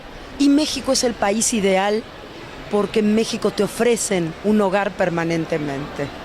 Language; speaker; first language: Spanish; native; Spanish